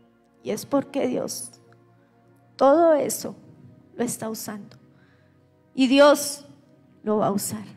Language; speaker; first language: Spanish; native; Spanish